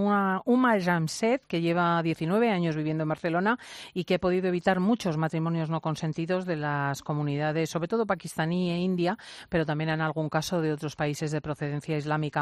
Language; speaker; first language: Spanish; native; Spanish